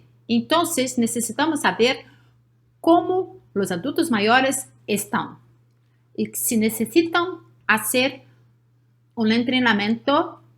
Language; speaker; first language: Spanish; non-native, learner; Portuguese